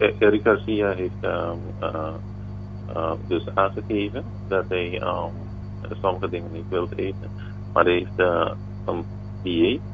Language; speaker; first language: Dutch; non-native, local second language; Papiamento